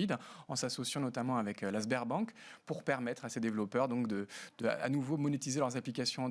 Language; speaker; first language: French; native; French